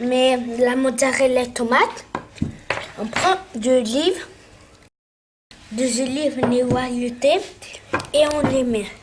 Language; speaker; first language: French; non-native, learner; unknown